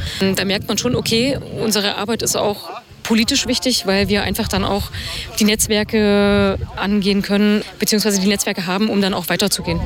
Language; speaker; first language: German; native; German